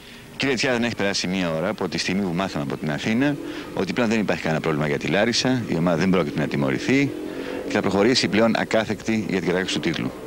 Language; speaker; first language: Greek; native; Greek